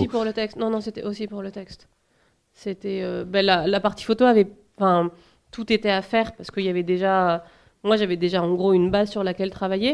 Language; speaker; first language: French; native; French